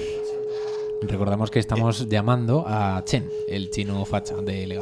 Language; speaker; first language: Spanish; native; Spanish